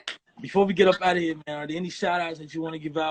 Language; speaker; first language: English; native; English